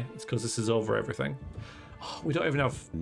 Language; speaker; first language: English; native; English